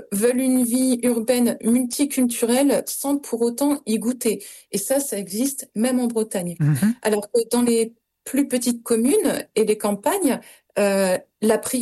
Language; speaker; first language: French; native; French